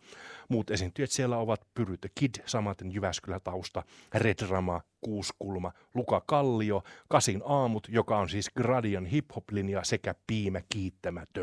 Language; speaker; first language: Finnish; native; Finnish